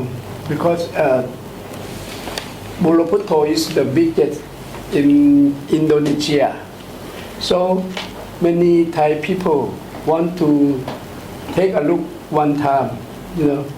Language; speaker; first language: English; non-native, learner; Thai